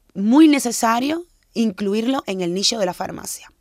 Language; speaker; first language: Spanish; native; Spanish